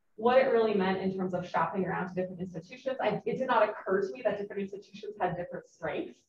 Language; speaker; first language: English; native; English